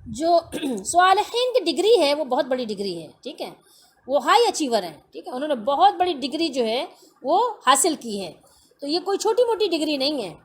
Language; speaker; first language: Urdu; native; Urdu